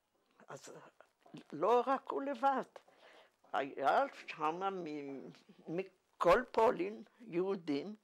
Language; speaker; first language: Hebrew; non-native, fluent; Yiddish